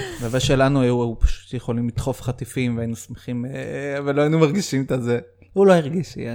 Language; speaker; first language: Hebrew; native; Hebrew